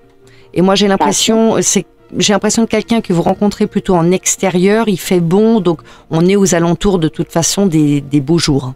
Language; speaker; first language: French; native; French